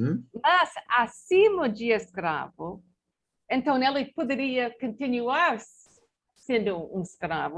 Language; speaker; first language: Portuguese; non-native, learner; English